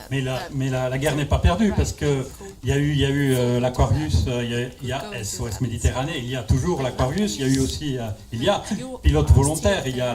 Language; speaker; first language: French; native; French